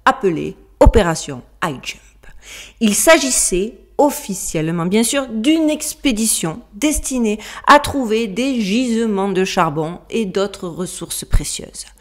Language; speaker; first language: French; native; French